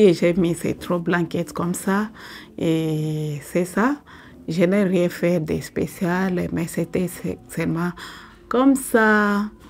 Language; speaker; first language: French; non-native, local second language; Swahili